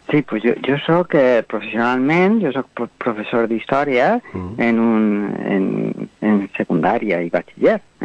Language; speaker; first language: Catalan; non-native, local second language; Spanish